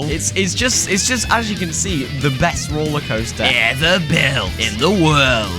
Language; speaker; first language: English; native; English